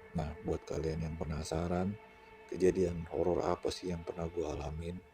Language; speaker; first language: Indonesian; native; Indonesian